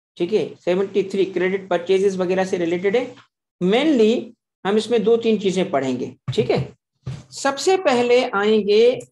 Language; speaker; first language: Urdu; non-native, local second language; Sindhi